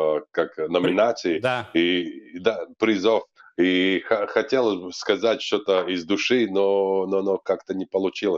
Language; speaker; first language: Russian; non-native, local second language; Latvian